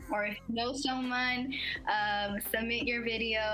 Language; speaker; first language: English; native; English